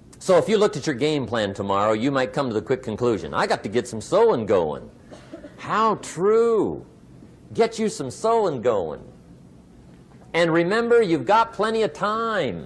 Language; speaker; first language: English; native; English